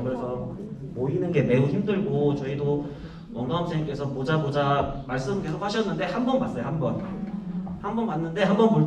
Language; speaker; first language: Korean; native; Korean